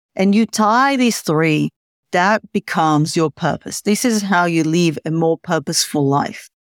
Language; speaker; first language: English; non-native, fluent; Hebrew